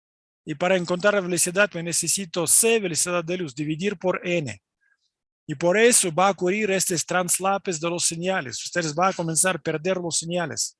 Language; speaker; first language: Spanish; non-native, fluent; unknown